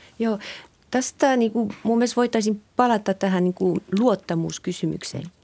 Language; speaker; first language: Finnish; non-native, fluent; French